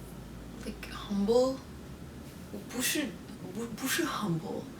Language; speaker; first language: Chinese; non-native, learner; English